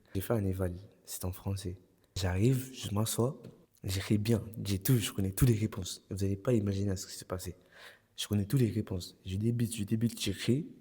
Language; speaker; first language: French; early bilingual, other home language; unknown